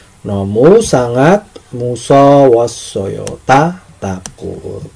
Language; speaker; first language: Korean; non-native, fluent; Indonesian